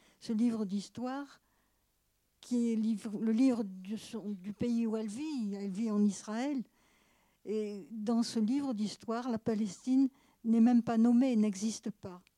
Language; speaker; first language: French; native; French